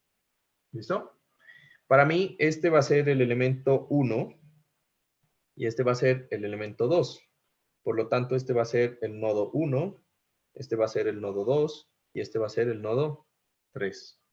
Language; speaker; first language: Spanish; native; Spanish